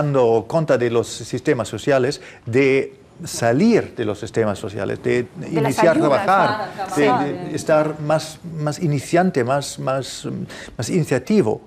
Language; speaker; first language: Spanish; non-native, fluent; German